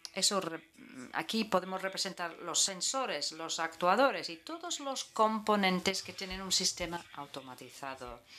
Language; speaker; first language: Spanish; native; Spanish